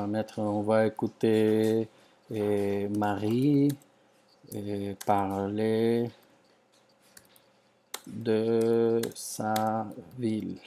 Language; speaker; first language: French; non-native, fluent; Spanish